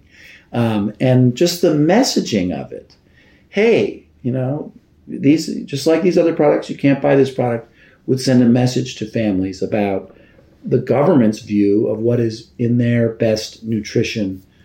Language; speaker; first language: English; native; English